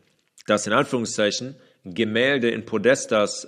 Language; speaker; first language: German; native; German